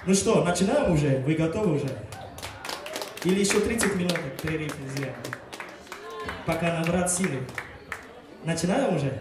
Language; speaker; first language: Russian; non-native, fluent; French